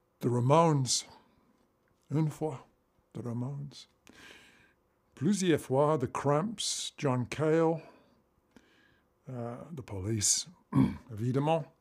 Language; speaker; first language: French; non-native, learner; English